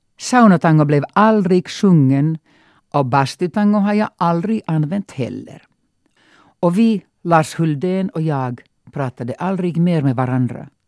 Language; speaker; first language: Swedish; non-native, local second language; Finnish